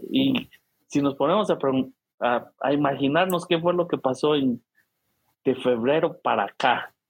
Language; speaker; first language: Spanish; native; Spanish